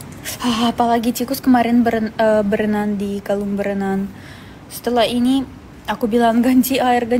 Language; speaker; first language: Indonesian; non-native, fluent; Russian